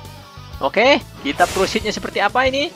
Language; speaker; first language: Indonesian; native; Indonesian